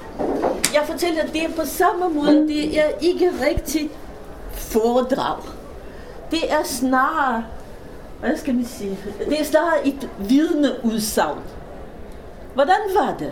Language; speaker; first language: Danish; non-native, fluent; Russian